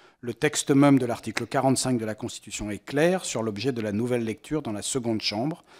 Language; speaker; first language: French; native; French